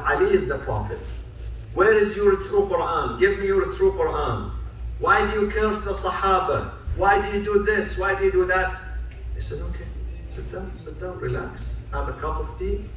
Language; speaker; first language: English; non-native, fluent; Arabic